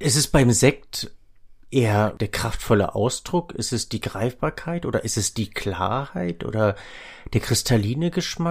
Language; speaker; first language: German; native; German